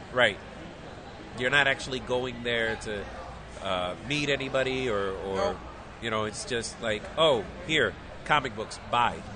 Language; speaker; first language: English; native; English